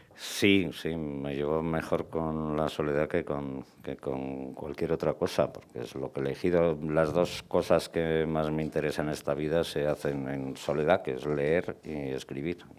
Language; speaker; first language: Spanish; native; Spanish